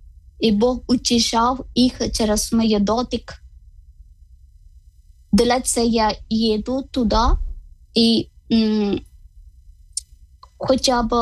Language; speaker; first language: Ukrainian; non-native, learner; Malayalam